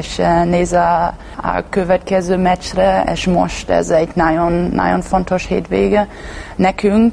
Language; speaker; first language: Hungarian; non-native, learner; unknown